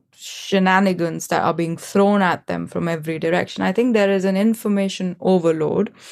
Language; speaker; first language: English; non-native, local second language; Hindi